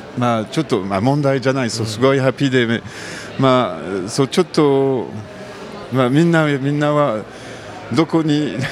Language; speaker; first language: Japanese; non-native, learner; French